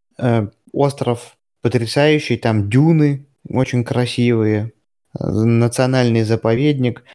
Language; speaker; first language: Russian; native; Russian